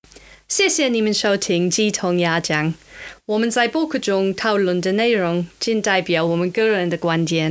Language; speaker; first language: Chinese; non-native, fluent; German